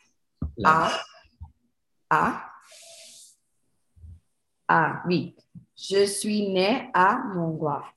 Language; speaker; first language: French; non-native, learner; Spanish